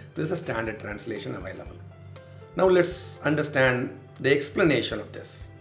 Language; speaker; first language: English; non-native, local second language; Tamil